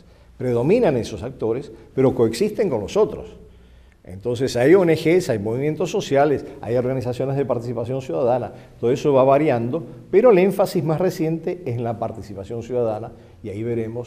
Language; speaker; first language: Spanish; native; Spanish